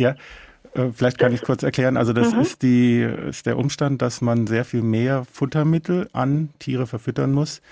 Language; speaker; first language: German; native; German